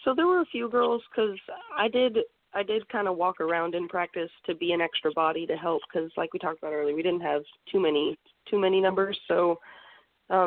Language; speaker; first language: English; native; English